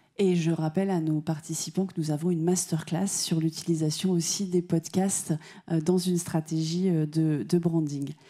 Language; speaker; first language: French; native; French